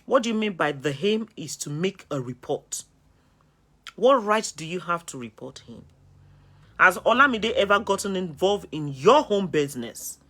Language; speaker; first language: English; non-native, local second language; Yoruba